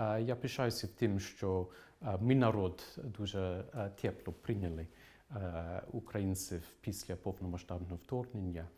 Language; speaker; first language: Ukrainian; non-native, fluent; English